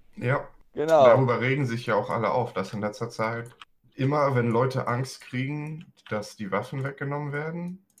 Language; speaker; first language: German; non-native, fluent; English